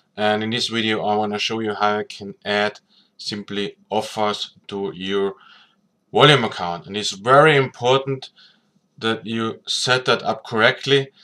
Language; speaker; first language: English; non-native, fluent; German